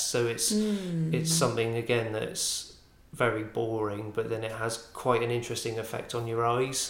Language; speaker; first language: English; native; English